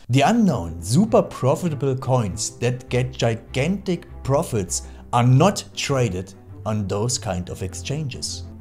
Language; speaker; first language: English; non-native, fluent; German